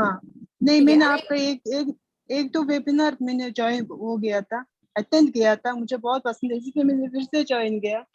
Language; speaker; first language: Hindi; non-native, fluent; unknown